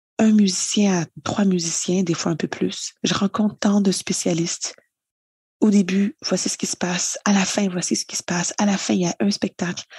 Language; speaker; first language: French; native; French